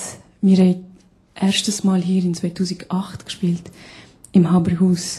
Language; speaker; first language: German; non-native, fluent; Albanian